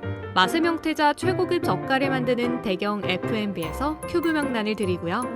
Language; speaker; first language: Korean; native; Korean